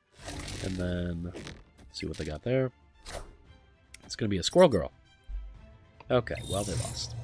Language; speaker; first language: English; native; English